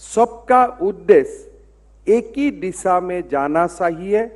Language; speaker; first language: Hindi; non-native, local second language; Assamese